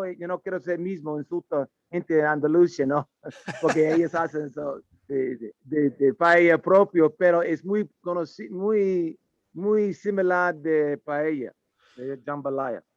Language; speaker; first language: Spanish; non-native, learner; English